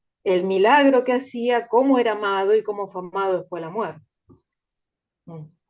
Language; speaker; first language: Spanish; native; Spanish